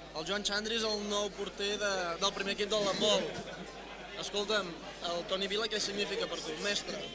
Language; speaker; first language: Catalan; native; Catalan